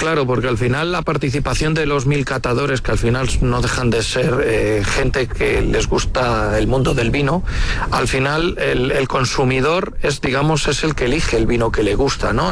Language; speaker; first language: Spanish; native; Spanish